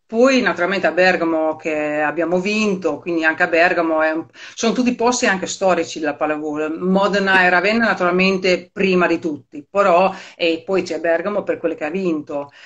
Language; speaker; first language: Italian; non-native, fluent; Dutch